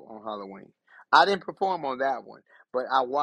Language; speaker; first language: English; native; English